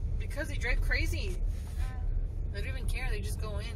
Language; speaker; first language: English; early bilingual, other home language; Spanish